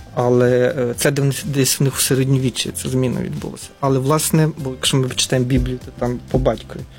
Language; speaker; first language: Ukrainian; native; Ukrainian